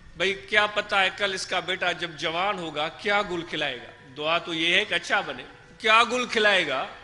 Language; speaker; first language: Urdu; non-native, local second language; Sindhi